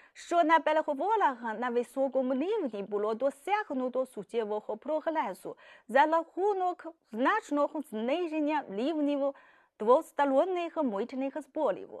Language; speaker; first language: Ukrainian; non-native, fluent; Chinese